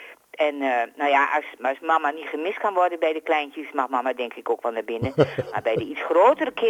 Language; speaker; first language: Dutch; native; Dutch